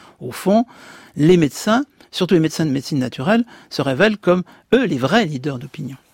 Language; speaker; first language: French; native; French